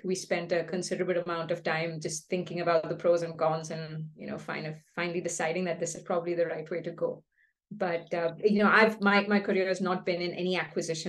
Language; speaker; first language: English; non-native, local second language; Kannada